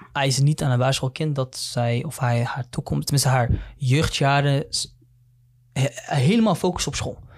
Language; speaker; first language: Dutch; early bilingual, other home language; Somali